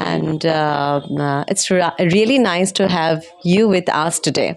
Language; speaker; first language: English; non-native, local second language; Bangla